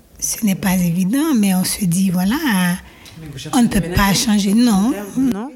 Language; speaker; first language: French; non-native, local second language; Haitian Creole